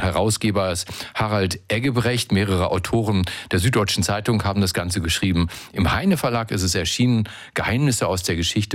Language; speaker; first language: German; native; German